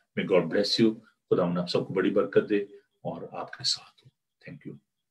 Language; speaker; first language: English; non-native, local second language; Urdu